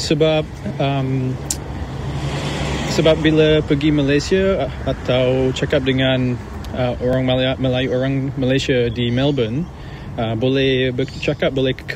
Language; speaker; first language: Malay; early bilingual, heritage; English